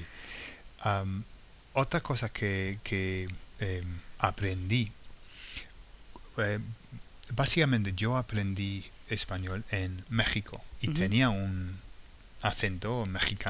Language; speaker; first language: Spanish; non-native, fluent; English